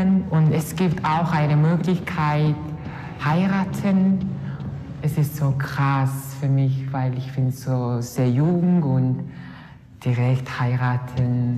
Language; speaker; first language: German; non-native, learner; Mongolian